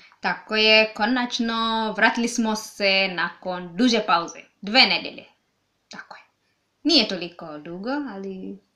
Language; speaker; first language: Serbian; non-native, learner; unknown